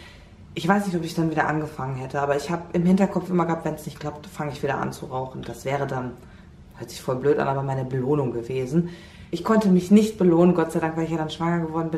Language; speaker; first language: German; native; German